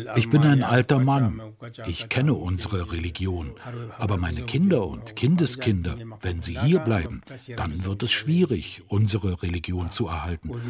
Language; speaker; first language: German; non-native, fluent; Kurdish